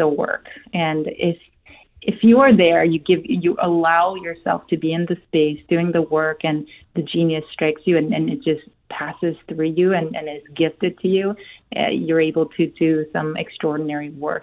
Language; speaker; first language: English; non-native, fluent; Korean